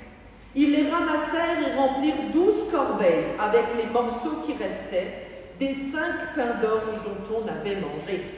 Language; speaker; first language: French; native; French